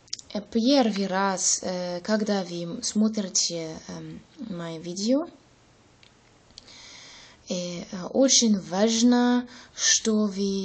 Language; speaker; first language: Russian; non-native, learner; German